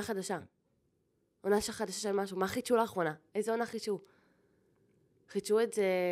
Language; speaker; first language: Hebrew; native; Hebrew